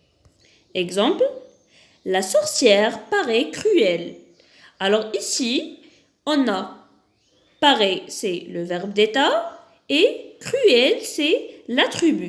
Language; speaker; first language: French; non-native, local second language; Arabic